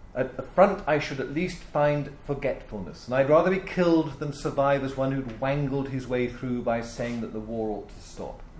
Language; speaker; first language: English; native; English